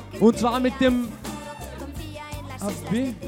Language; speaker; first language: German; early bilingual, other home language; Turkish